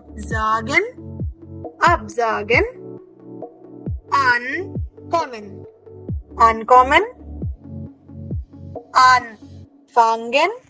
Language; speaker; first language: German; non-native, fluent; Hindi